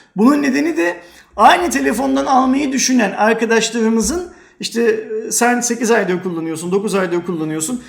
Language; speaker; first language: Turkish; native; Turkish